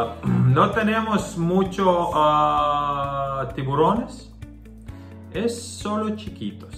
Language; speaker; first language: Spanish; non-native, learner; Croatian